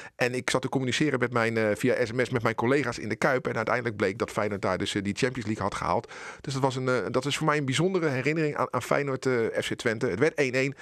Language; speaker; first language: Dutch; native; Dutch